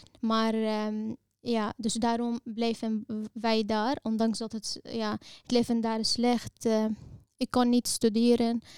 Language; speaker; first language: Dutch; non-native, fluent; Arabic